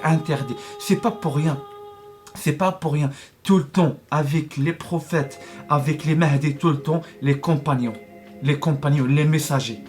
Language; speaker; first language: French; non-native, learner; Arabic